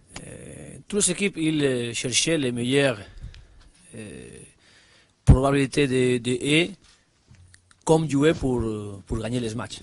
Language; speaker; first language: French; non-native, learner; Spanish